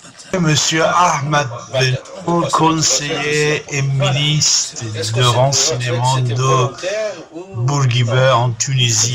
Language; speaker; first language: French; non-native, fluent; Persian